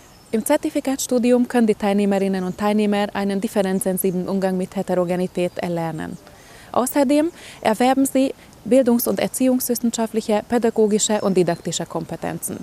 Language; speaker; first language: German; native; German